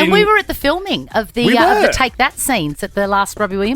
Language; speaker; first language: English; native; English